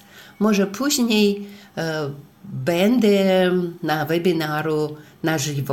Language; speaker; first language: Polish; non-native, learner; Russian